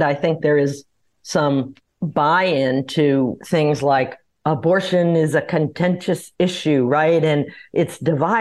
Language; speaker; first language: English; native; English